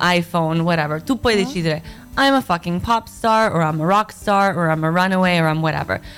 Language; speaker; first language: Italian; non-native, fluent; Croatian